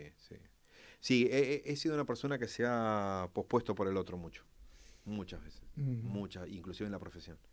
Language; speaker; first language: Spanish; native; Spanish